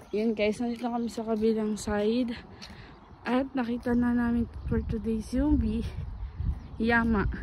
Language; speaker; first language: Filipino; native; Filipino